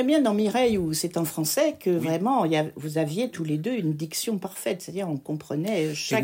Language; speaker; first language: French; native; French